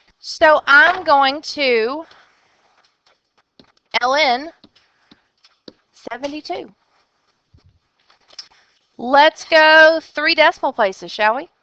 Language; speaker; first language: English; native; English